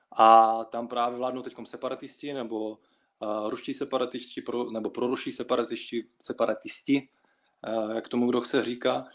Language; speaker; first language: Czech; early bilingual, other home language; Russian